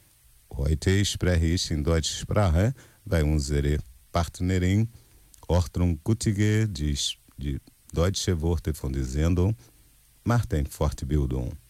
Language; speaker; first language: German; non-native, learner; Portuguese